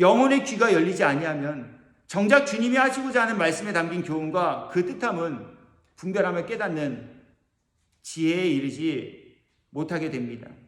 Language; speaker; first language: Korean; native; Korean